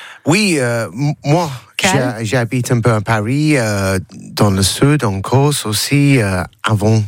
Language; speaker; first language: French; non-native, learner; English